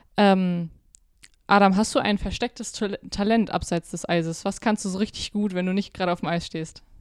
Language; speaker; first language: German; native; German